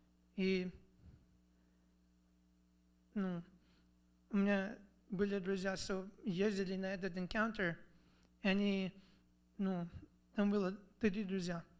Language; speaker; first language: Russian; early bilingual, other home language; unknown